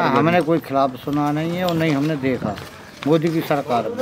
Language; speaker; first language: Hindi; native; Hindi